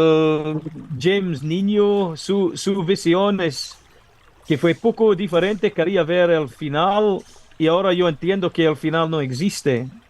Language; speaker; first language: Spanish; non-native, learner; English